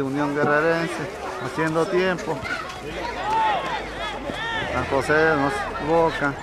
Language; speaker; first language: Spanish; native; Spanish